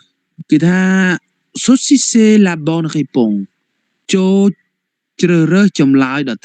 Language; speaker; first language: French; non-native, fluent; Khmer